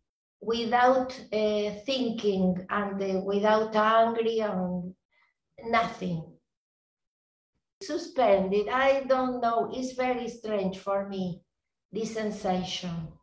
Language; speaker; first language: English; non-native, learner; Spanish